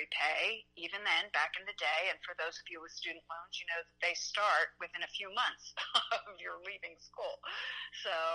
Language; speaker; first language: English; native; English